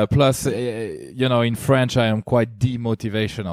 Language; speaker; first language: English; non-native, fluent; French